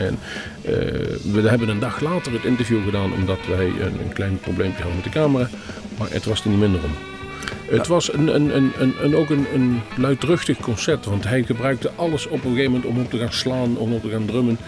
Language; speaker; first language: Dutch; native; Dutch